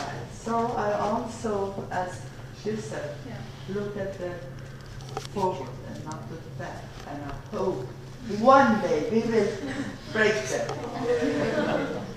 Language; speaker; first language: English; non-native, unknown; Persian